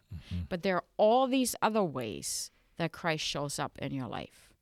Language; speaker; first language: English; non-native, fluent; German